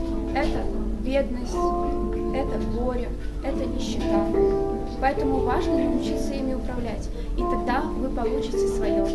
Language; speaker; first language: Russian; native; Russian